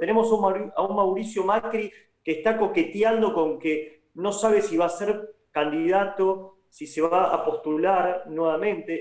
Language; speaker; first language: Spanish; native; Spanish